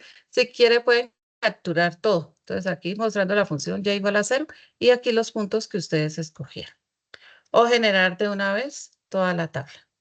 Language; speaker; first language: Spanish; native; Spanish